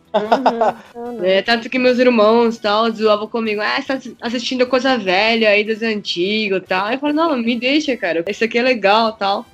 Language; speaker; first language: Portuguese; early bilingual, other home language; Japanese